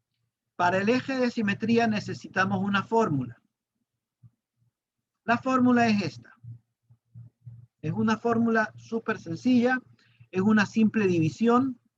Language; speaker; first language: Spanish; native; Spanish